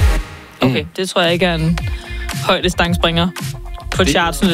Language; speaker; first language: Danish; native; Danish